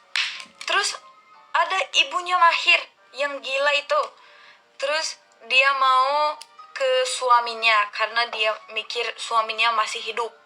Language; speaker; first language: Indonesian; non-native, learner; Turkish